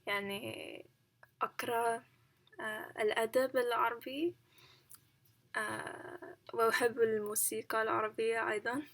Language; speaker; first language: Arabic; non-native, learner; English